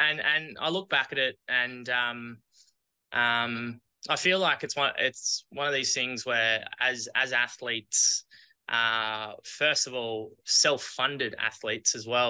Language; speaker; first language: English; native; English